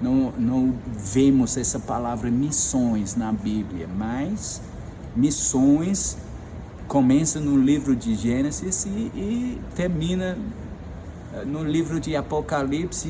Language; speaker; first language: Portuguese; non-native, fluent; English